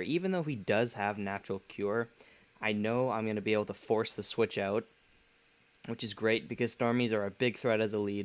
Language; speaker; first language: English; native; English